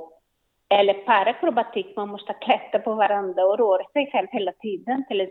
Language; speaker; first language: Swedish; non-native, learner; Portuguese